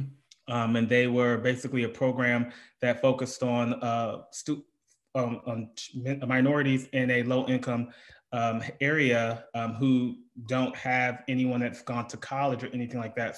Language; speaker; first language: English; native; English